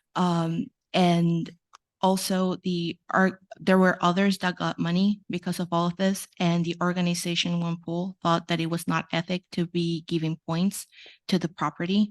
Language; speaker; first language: English; non-native, fluent; Spanish